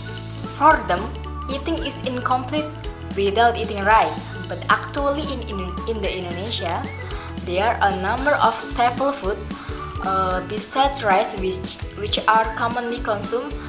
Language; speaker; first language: English; non-native, learner; Indonesian